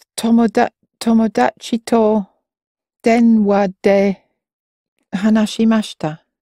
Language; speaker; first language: Japanese; non-native, learner; English